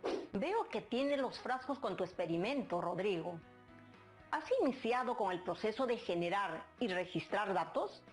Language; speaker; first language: Spanish; native; Spanish